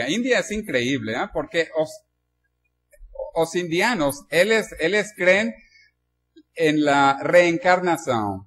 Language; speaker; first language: Spanish; non-native, learner; Portuguese